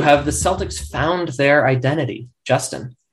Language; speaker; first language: English; native; English